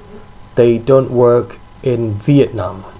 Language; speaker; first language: English; non-native, fluent; Indonesian